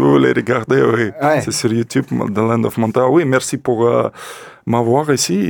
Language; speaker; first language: French; non-native, learner; Russian